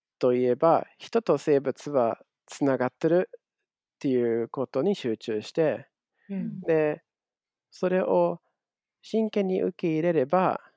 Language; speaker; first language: Japanese; non-native, fluent; German